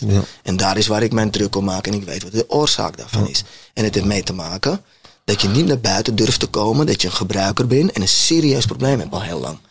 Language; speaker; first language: Dutch; native; Dutch